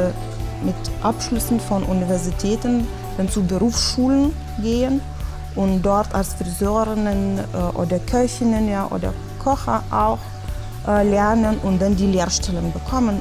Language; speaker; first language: German; non-native, fluent; Lithuanian